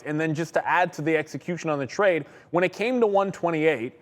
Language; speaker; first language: English; native; English